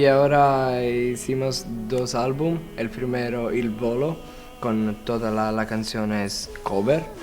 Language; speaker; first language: Spanish; non-native, learner; Italian